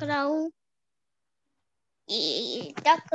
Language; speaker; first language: Arabic; non-native, learner; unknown